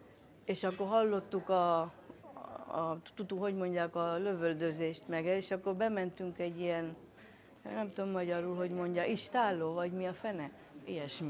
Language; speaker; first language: Hungarian; early bilingual, heritage; Hungarian